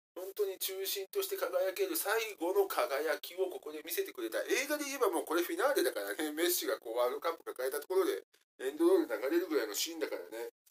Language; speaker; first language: Japanese; native; Japanese